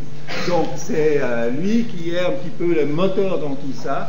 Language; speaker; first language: French; native; French